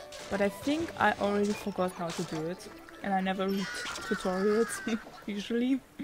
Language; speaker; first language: English; non-native, fluent; German